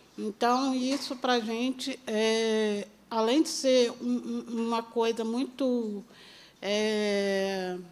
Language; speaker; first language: Portuguese; native; Portuguese